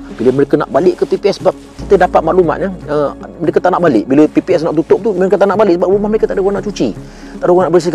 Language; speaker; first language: Malay; native; Malay